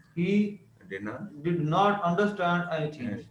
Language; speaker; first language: English; non-native, learner; Urdu